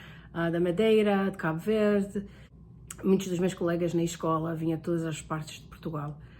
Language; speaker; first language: Portuguese; early bilingual, heritage; Portuguese